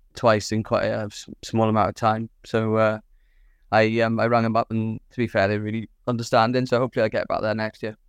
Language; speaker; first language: English; native; English